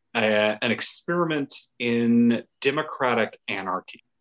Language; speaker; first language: English; native; English